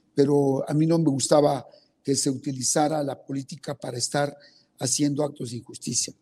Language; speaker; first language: Spanish; non-native, local second language; Zapotec